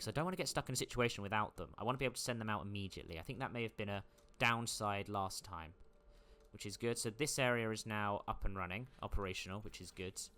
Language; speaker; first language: English; native; English